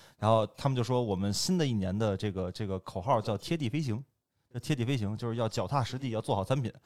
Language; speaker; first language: Chinese; native; Chinese